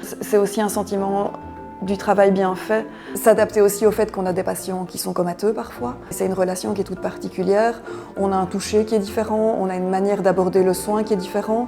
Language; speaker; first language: French; native; French